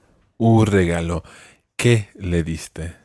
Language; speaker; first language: Spanish; non-native, fluent; English